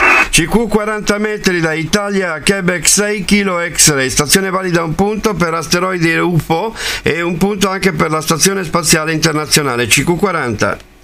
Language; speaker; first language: Italian; native; Italian